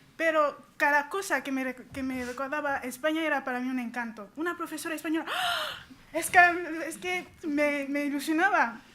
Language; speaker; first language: Spanish; non-native, fluent; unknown